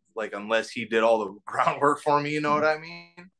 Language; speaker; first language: English; native; English